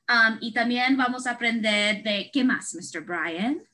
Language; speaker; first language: Spanish; non-native, fluent; English